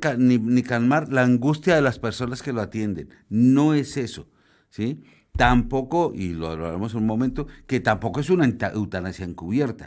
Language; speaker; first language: Spanish; native; Spanish